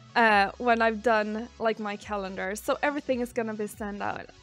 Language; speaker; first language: English; non-native, fluent; Swedish